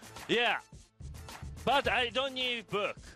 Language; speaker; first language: English; non-native, learner; Japanese